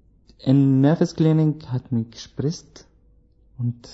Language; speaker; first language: German; non-native, learner; Arabic